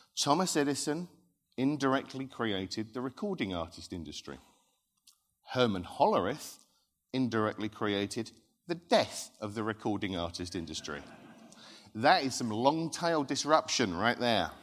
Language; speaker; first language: English; native; English